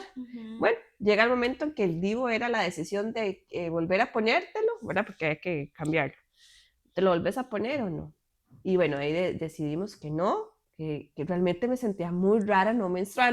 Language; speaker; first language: Spanish; native; Spanish